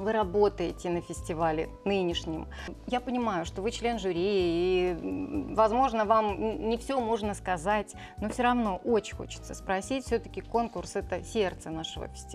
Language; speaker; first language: Russian; native; Russian